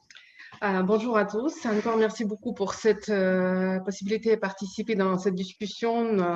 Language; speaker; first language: French; non-native, learner; Ukrainian